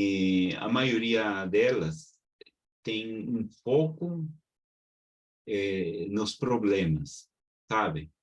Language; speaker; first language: Portuguese; non-native, fluent; Spanish